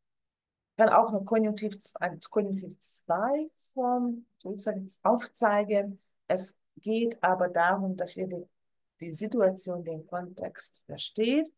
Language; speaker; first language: German; non-native, fluent; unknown